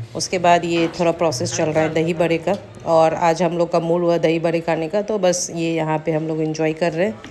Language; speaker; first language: Hindi; native; Hindi